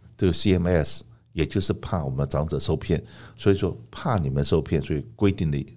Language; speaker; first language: Chinese; native; Chinese